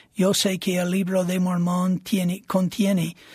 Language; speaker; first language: Spanish; non-native, fluent; English